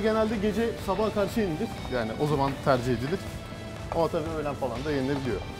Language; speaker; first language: Turkish; native; Turkish